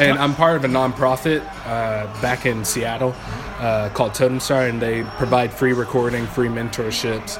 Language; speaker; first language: English; native; English